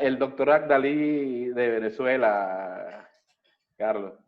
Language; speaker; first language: Spanish; native; Spanish